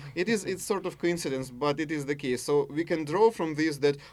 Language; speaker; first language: English; non-native, fluent; Russian